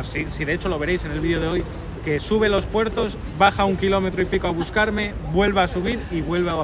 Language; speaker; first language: Spanish; native; Spanish